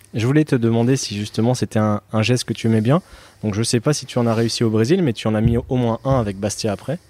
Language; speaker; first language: French; native; French